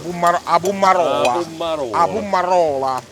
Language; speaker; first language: Russian; non-native, fluent; Italian